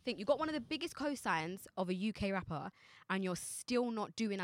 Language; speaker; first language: English; native; English